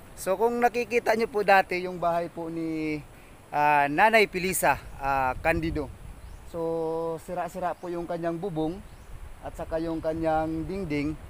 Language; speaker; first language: Filipino; non-native, local second language; Waray